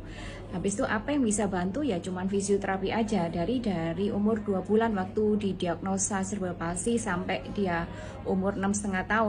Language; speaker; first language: Indonesian; non-native, local second language; Malay